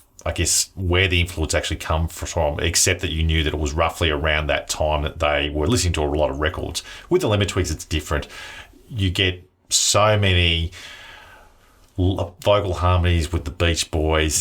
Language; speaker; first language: English; native; English